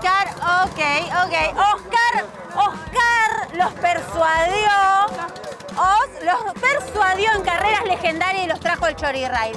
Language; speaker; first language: Spanish; native; Spanish